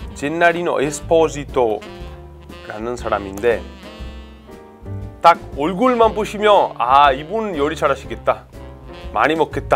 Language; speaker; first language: Korean; non-native, fluent; Italian